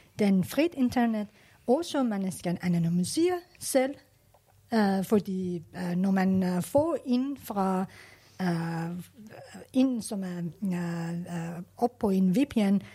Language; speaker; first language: Danish; non-native, learner; Persian